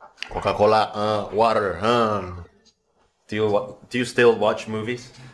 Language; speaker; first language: English; non-native, fluent; Indonesian